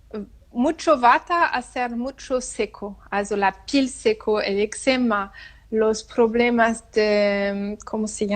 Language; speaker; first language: Spanish; non-native, learner; French